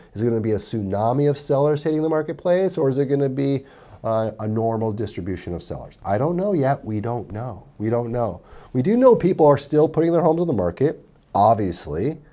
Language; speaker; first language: English; native; English